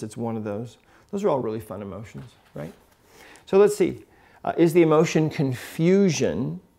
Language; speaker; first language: English; native; English